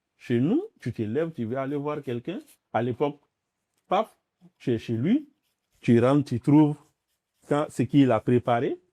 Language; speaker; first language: French; non-native, local second language; Dyula